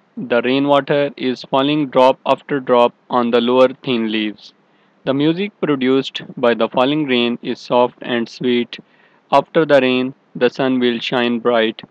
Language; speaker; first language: English; non-native, local second language; Urdu